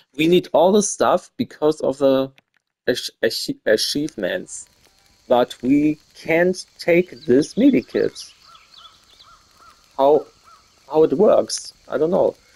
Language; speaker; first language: English; non-native, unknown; German